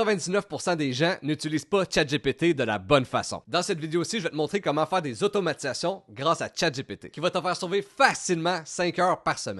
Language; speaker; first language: French; native; French